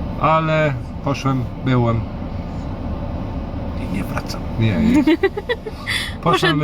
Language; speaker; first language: Polish; non-native, learner; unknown